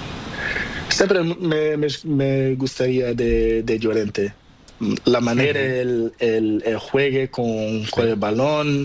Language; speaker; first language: Spanish; non-native, learner; Portuguese